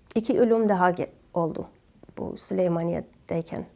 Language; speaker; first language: Turkish; non-native, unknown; Kurdish